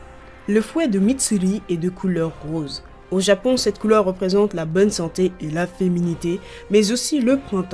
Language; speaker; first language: French; native; French